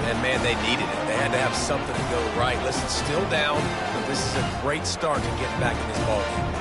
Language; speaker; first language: English; native; English